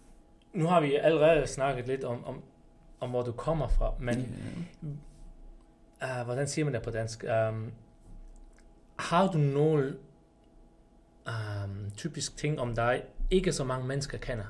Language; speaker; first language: Danish; non-native, fluent; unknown